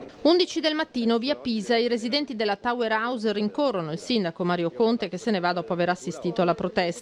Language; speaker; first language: Italian; native; Italian